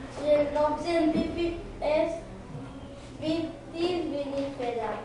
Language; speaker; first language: Catalan; non-native, local second language; Spanish